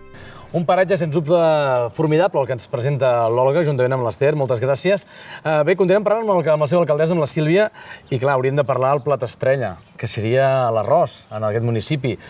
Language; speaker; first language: Catalan; native; Catalan